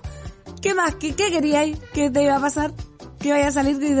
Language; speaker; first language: Spanish; native; Spanish